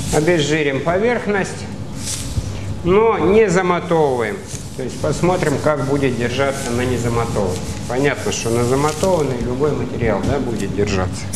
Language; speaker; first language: Russian; native; Russian